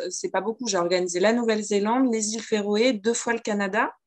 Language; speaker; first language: French; native; French